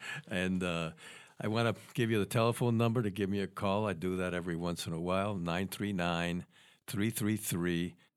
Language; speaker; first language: English; native; English